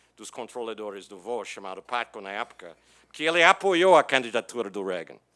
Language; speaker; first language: Portuguese; non-native, fluent; English